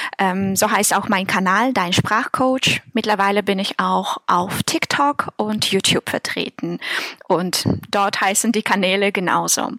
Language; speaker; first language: German; non-native, fluent; Russian